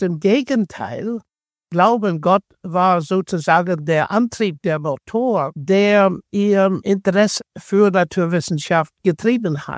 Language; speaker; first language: German; non-native, fluent; English